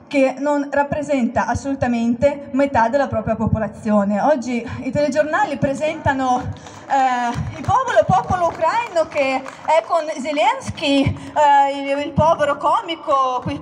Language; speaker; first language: Italian; non-native, fluent; Russian